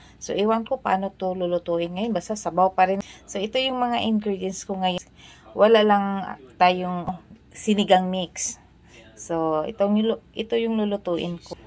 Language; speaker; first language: Filipino; non-native, local second language; Cebuano